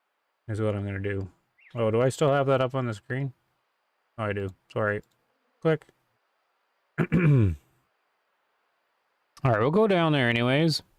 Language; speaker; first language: English; native; English